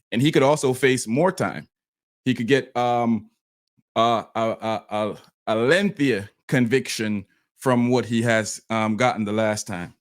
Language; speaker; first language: English; native; English